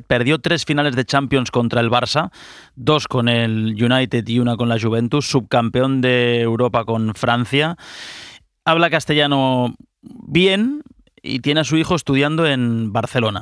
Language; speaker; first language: Spanish; native; Spanish